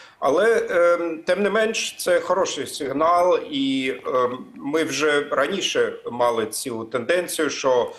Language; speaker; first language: Ukrainian; non-native, fluent; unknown